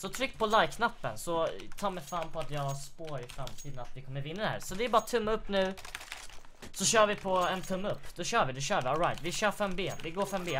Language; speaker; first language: Swedish; native; Swedish